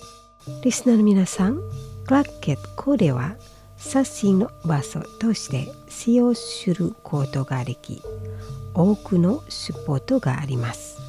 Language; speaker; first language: Japanese; non-native, fluent; Indonesian